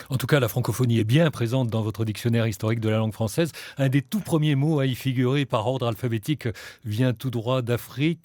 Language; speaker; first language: French; native; French